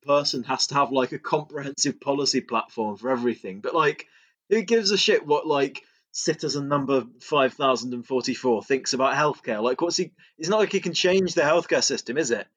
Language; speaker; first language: English; native; English